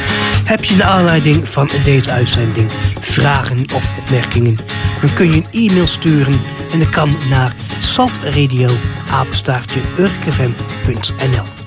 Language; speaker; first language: Dutch; native; Dutch